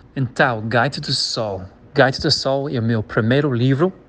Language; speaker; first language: Portuguese; non-native, learner; English